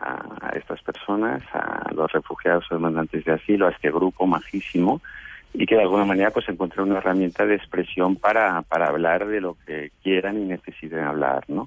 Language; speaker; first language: Spanish; native; Spanish